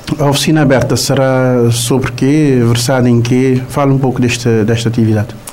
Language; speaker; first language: Portuguese; non-native, local second language; Kabuverdianu